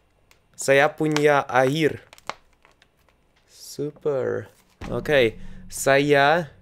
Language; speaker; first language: Indonesian; non-native, learner; Russian